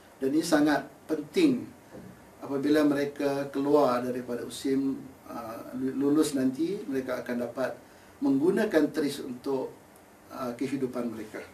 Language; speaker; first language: Malay; native; Malay